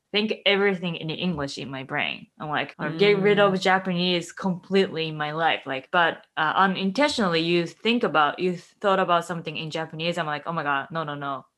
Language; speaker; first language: English; non-native, fluent; Japanese